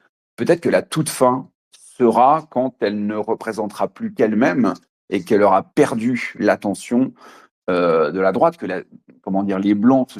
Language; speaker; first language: French; native; French